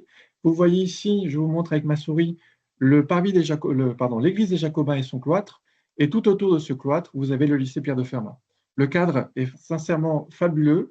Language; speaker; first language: French; native; French